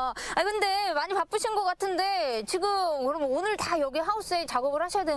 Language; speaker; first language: Korean; native; Korean